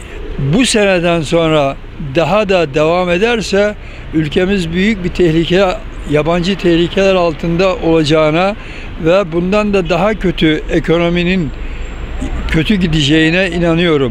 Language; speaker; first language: Turkish; native; Turkish